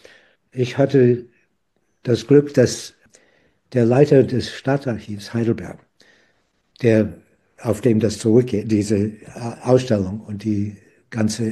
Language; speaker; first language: German; non-native, fluent; English